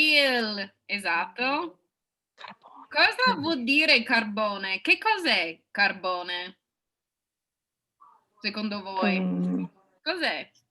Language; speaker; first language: Italian; non-native, fluent; English